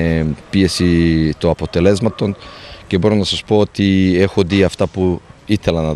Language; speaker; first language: Greek; non-native, fluent; Serbian